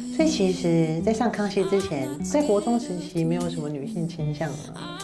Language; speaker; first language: Chinese; native; Chinese